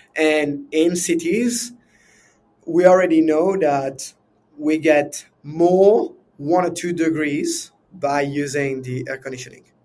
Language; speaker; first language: English; non-native, fluent; French